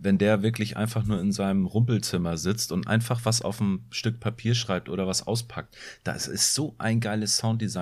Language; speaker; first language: German; native; German